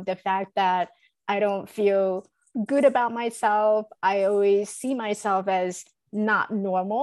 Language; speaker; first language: English; non-native, fluent; Chinese